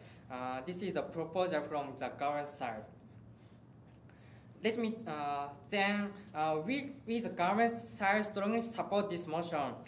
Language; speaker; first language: English; non-native, learner; Japanese